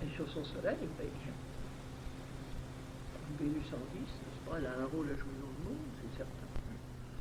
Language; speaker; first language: French; native; French